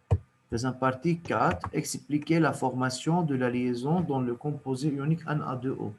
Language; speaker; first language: French; non-native, local second language; Arabic